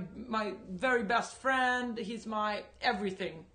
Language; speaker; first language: English; non-native, fluent; Swedish